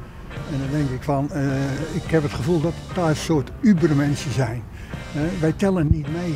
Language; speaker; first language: Dutch; native; Dutch